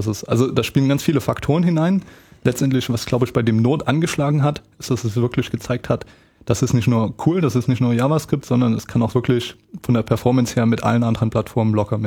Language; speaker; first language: German; native; German